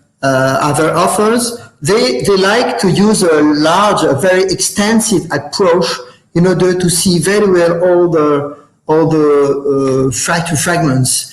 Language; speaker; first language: English; non-native, fluent; French